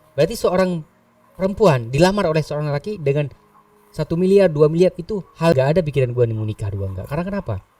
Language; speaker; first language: Indonesian; native; Indonesian